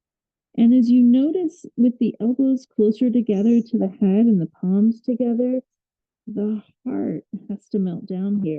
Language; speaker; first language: English; native; English